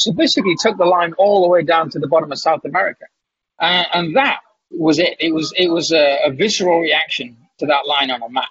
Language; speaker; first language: English; native; English